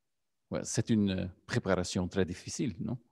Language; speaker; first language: French; non-native, local second language; Dutch